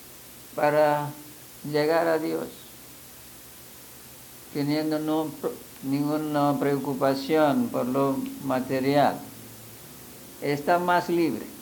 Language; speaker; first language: Spanish; non-native, fluent; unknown